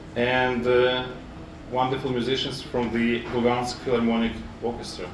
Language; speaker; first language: English; non-native, fluent; Ukrainian